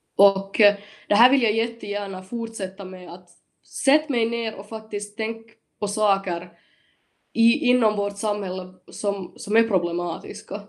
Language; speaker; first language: Swedish; native; Swedish